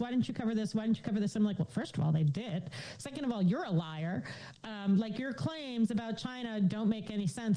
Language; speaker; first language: English; native; English